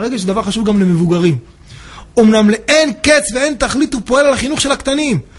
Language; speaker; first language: Hebrew; native; Hebrew